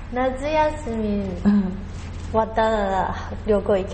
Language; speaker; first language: Japanese; non-native, learner; Chinese